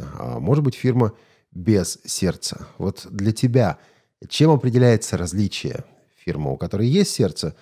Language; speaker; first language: Russian; native; Russian